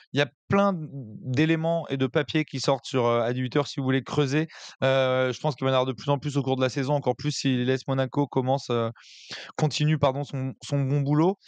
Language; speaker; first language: French; native; French